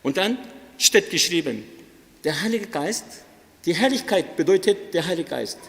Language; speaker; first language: German; early bilingual, other home language; Korean